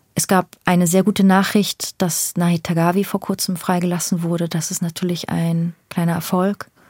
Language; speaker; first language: German; early bilingual, other home language; Persian